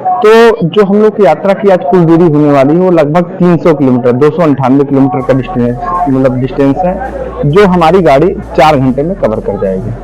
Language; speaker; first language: Hindi; native; Hindi